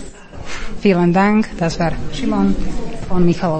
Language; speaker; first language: German; non-native, learner; Slovak